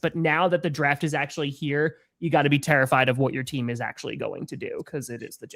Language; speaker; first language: English; native; English